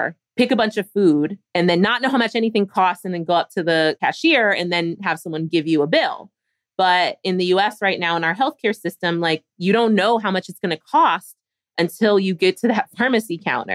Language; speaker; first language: English; native; English